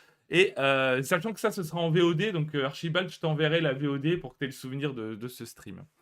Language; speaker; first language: French; native; French